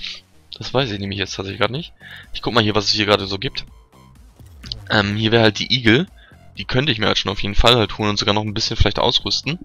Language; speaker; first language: German; native; German